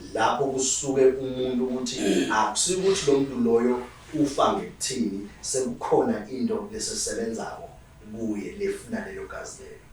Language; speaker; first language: Zulu; native; Zulu